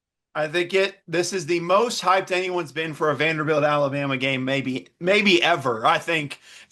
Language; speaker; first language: English; native; English